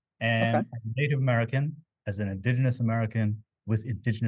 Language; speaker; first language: English; early bilingual, other home language; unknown